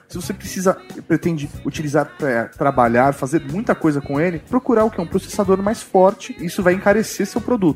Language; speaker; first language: Portuguese; native; Portuguese